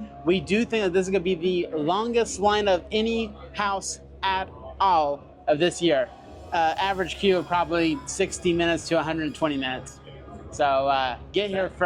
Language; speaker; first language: English; native; English